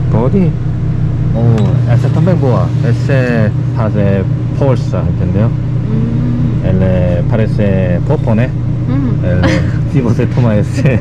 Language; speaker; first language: Portuguese; non-native, learner; Korean